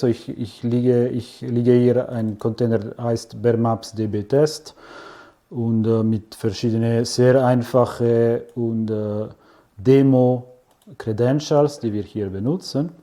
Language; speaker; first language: German; non-native, fluent; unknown